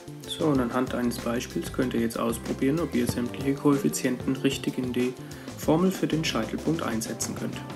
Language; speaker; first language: German; native; German